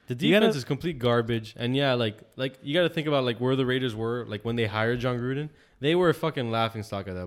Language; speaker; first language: English; native; English